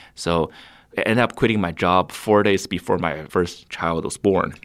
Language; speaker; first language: English; non-native, fluent; Chinese